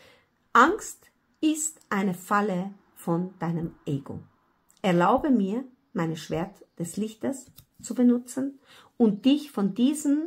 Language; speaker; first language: German; non-native, fluent; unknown